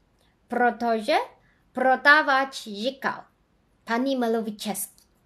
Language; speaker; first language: Czech; non-native, learner; Chinese